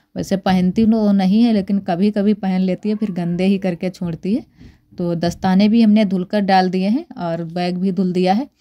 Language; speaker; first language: Hindi; native; Hindi